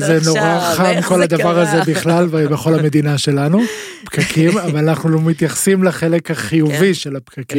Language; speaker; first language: Hebrew; native; Hebrew